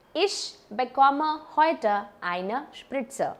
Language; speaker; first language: German; non-native, fluent; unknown